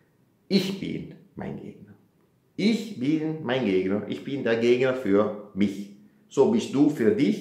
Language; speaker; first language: German; non-native, fluent; Italian